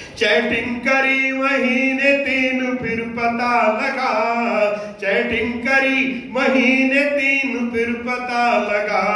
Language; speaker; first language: Hindi; non-native, local second language; Punjabi